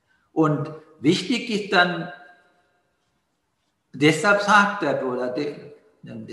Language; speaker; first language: German; non-native, fluent; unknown